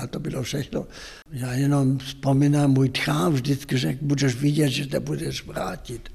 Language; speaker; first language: Czech; non-native, local second language; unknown